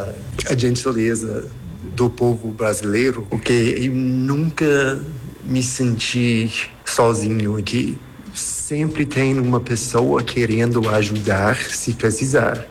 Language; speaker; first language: Portuguese; non-native, fluent; English